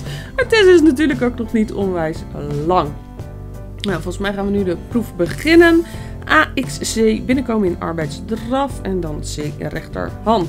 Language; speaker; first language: Dutch; native; Dutch